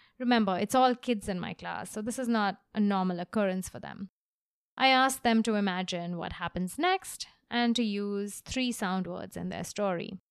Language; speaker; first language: English; non-native, local second language; Hindi